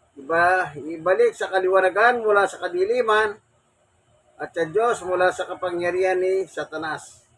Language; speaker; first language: Filipino; native; Filipino